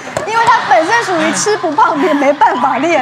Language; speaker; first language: Chinese; native; Chinese